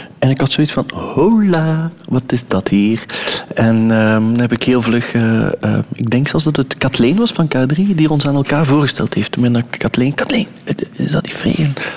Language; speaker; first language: Dutch; native; Dutch